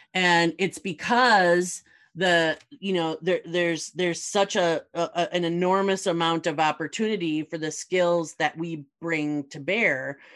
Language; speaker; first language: English; native; English